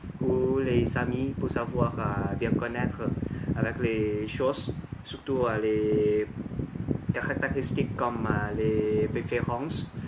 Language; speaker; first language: French; non-native, learner; Thai